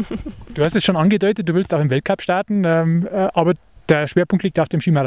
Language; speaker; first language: German; native; German